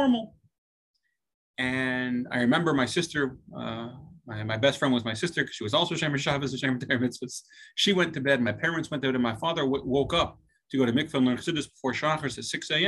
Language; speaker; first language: English; native; English